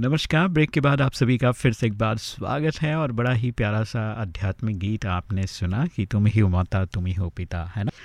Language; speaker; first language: Hindi; native; Hindi